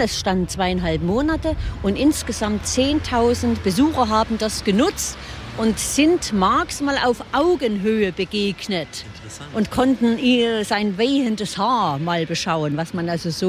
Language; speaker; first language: German; native; German